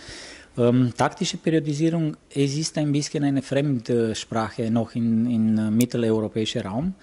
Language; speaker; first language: German; non-native, fluent; Romanian